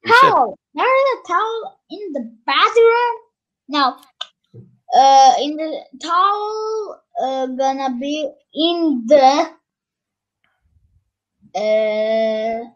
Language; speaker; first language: English; non-native, learner; Turkish